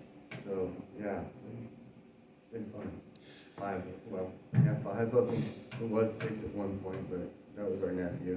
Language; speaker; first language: English; native; English